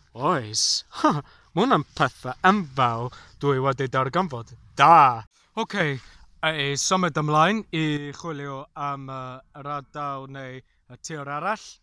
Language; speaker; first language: Welsh; non-native, learner; English